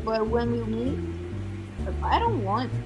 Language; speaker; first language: English; non-native, fluent; Russian